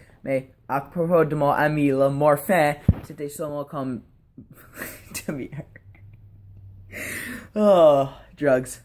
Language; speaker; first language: French; non-native, learner; English